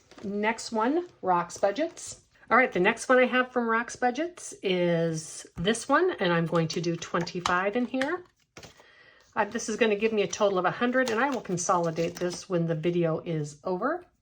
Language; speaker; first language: English; native; English